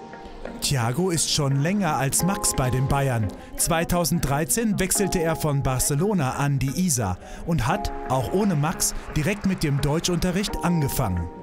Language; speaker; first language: German; native; German